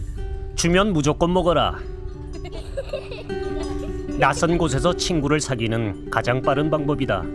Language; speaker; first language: Korean; native; Korean